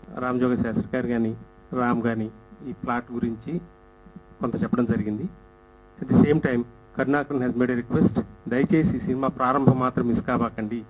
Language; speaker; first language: Telugu; native; Telugu